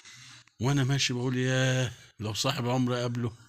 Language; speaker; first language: Arabic; native; Arabic